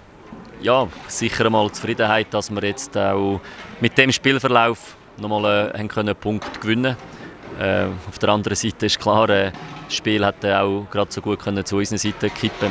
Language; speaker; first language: German; native; German